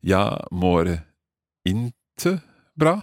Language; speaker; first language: Swedish; non-native, learner; English